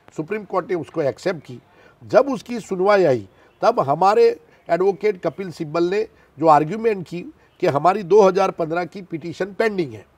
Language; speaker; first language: Hindi; non-native, local second language; Gujarati